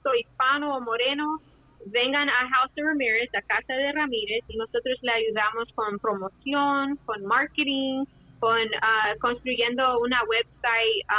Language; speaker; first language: Spanish; early bilingual, heritage; Spanish